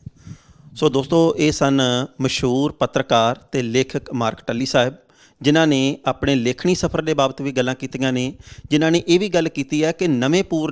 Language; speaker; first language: Hindi; non-native, local second language; Punjabi